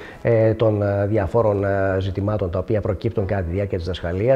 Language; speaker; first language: Greek; native; Greek